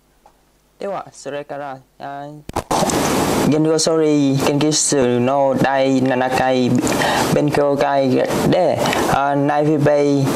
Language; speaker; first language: Japanese; non-native, learner; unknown